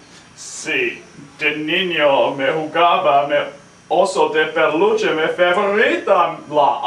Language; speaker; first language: Spanish; non-native, learner; English